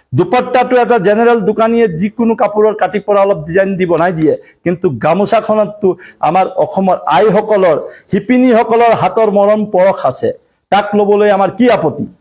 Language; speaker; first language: Assamese; non-native, local second language; Marwari